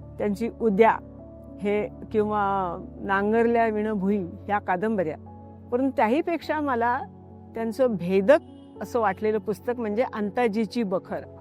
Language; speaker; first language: Marathi; native; Marathi